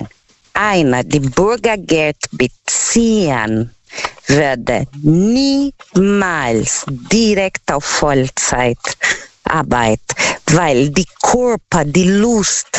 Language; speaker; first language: German; non-native, learner; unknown